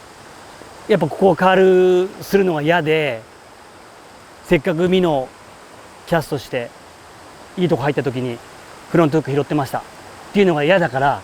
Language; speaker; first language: Japanese; native; Japanese